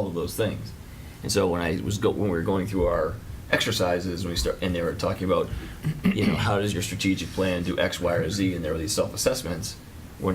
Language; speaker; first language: English; native; English